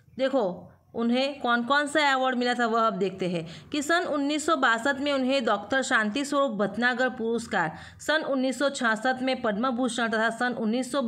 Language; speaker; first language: Hindi; non-native, local second language; Gujarati